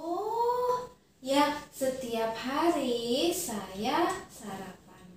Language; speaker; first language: Indonesian; non-native, learner; Japanese